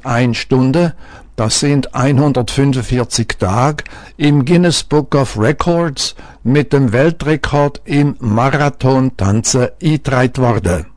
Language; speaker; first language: German; native; German